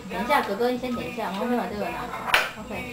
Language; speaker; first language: Chinese; early bilingual, heritage; Chinese